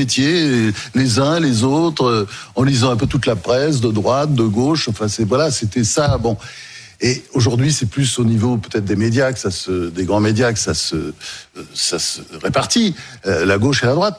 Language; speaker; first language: French; native; French